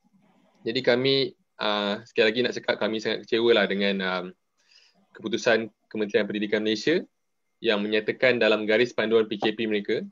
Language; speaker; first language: Malay; native; Malay